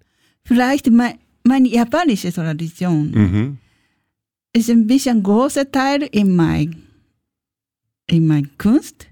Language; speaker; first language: German; non-native, learner; Japanese